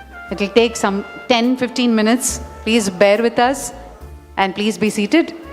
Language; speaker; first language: English; non-native, local second language; Telugu